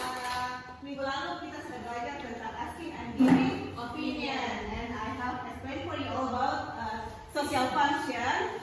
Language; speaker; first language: English; non-native, fluent; Indonesian